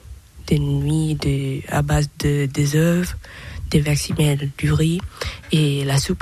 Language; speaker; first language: French; non-native, learner; Thai